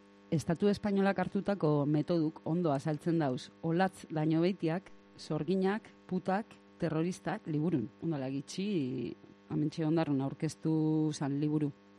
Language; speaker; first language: Basque; native; Basque